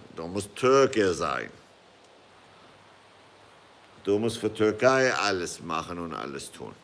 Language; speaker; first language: German; non-native, fluent; Kurdish